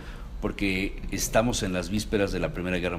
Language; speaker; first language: Spanish; native; Spanish